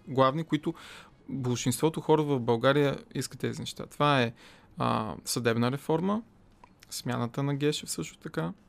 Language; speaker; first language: Bulgarian; native; Bulgarian